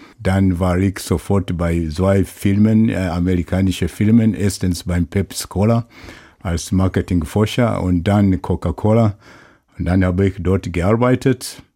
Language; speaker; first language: German; non-native, learner; Swahili